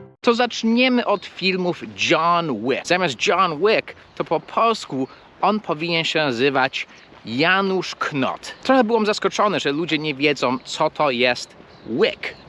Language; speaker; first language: Polish; non-native, fluent; English